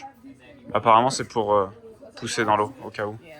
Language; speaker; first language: French; native; French